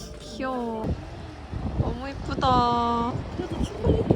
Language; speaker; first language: Korean; native; Korean